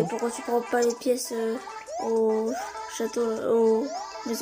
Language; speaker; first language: French; native; French